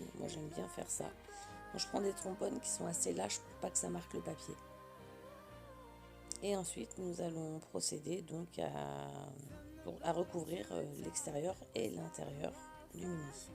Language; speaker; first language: French; native; French